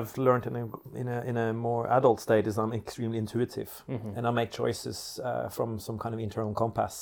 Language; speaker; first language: English; non-native, fluent; Norwegian